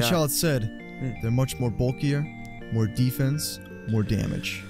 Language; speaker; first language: English; native; English